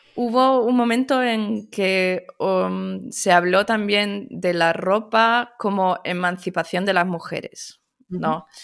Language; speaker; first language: Spanish; early bilingual, other home language; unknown